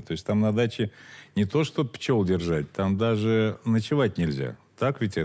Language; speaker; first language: Russian; native; Russian